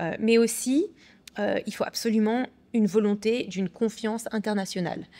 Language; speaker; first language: French; early bilingual, other home language; English